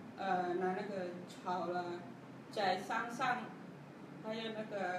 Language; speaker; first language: Chinese; non-native, learner; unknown